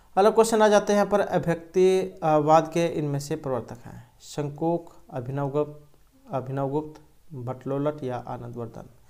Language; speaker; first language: Hindi; native; Hindi